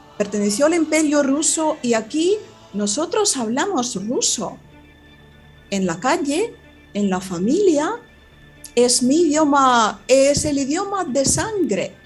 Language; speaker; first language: Spanish; non-native, fluent; Russian